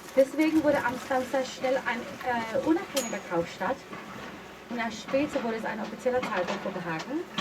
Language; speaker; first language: German; non-native, fluent; Danish